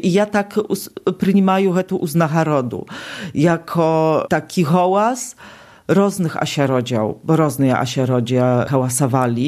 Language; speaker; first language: Polish; non-native, local second language; Belarusian